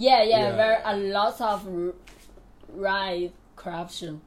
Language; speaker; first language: English; non-native, learner; Chinese